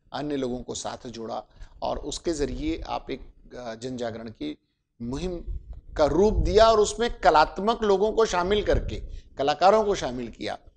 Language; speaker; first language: Hindi; native; Hindi